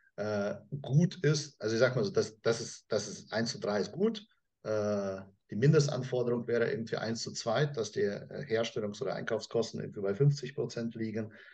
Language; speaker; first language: German; non-native, fluent; Russian